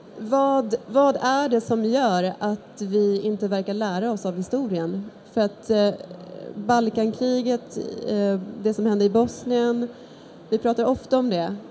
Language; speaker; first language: Swedish; native; Swedish